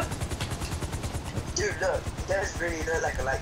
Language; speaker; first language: English; native; English